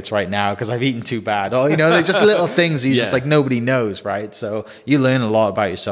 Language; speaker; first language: English; native; English